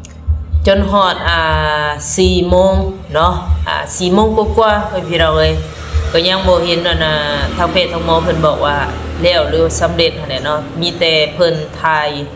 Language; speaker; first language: Thai; non-native, local second language; Lao